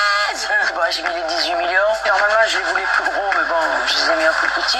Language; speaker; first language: French; native; French